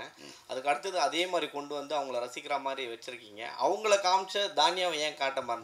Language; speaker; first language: Tamil; native; Tamil